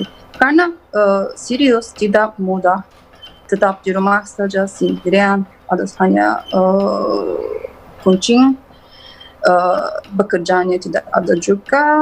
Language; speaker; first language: Indonesian; non-native, learner; Turkish